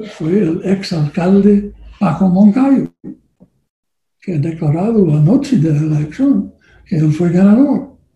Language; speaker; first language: Spanish; non-native, learner; English